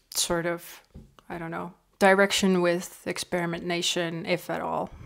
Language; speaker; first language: English; non-native, fluent; Estonian